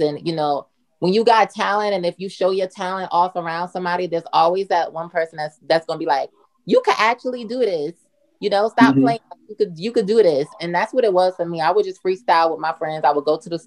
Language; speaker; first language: English; native; English